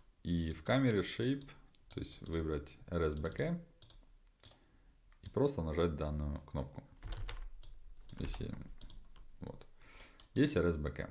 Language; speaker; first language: Russian; native; Russian